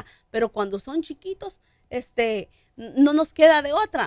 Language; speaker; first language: Spanish; native; Spanish